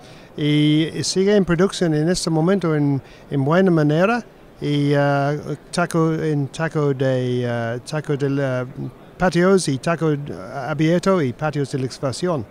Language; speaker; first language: Spanish; non-native, fluent; English